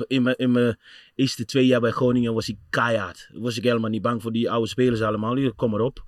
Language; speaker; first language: Dutch; non-native, fluent; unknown